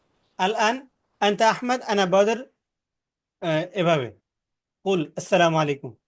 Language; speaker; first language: Arabic; non-native, fluent; Bangla